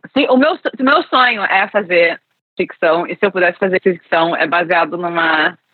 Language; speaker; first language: Portuguese; early bilingual, other home language; English